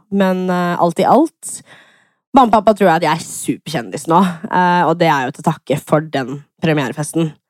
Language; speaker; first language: Norwegian; early bilingual, other home language; English